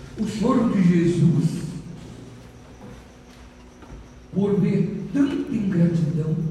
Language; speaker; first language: Portuguese; native; Portuguese